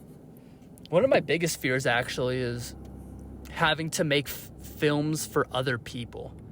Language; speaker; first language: English; native; English